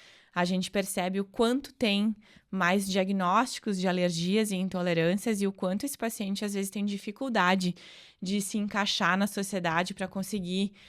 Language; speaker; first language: Portuguese; native; Portuguese